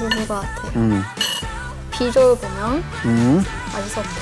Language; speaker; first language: Korean; non-native, learner; Chinese